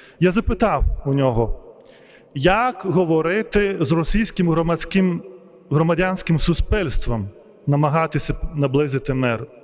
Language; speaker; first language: Ukrainian; non-native, fluent; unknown